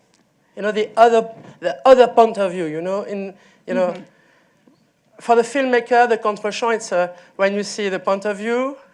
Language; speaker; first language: English; non-native, learner; French